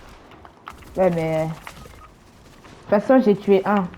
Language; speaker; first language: French; native; French